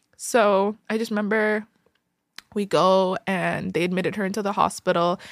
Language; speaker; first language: English; early bilingual, other home language; Tigrinya